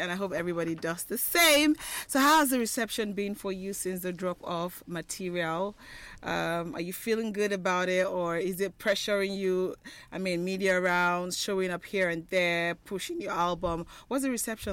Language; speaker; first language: English; non-native, local second language; Igbo